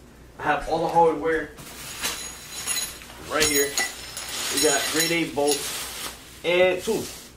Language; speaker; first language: English; native; English